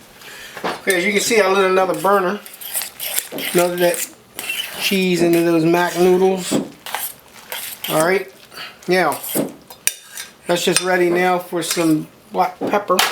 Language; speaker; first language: English; native; English